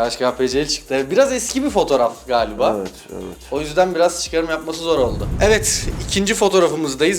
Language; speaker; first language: Turkish; native; Turkish